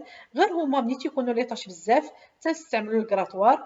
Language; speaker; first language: Arabic; native; Arabic